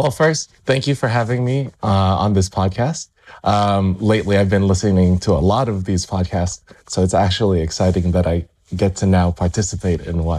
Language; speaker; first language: English; native; English